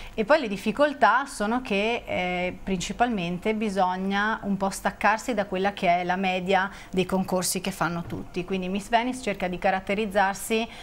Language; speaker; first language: Italian; native; Italian